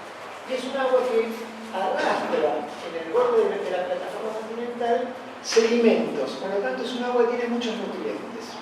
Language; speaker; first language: Spanish; native; Spanish